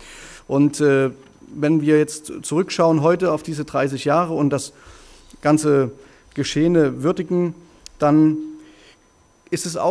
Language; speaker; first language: German; native; German